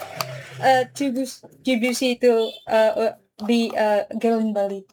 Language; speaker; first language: English; non-native, learner; Indonesian